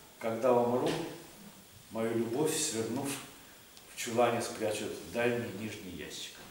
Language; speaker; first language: Russian; native; Russian